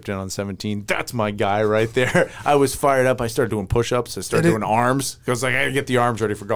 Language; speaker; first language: English; native; English